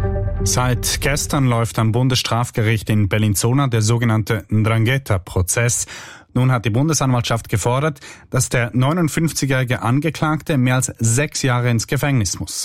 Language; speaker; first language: German; native; German